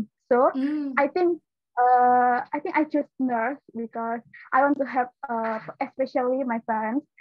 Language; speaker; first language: English; non-native, learner; Indonesian